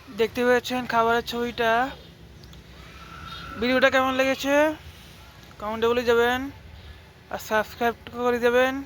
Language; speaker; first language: Bangla; native; Bangla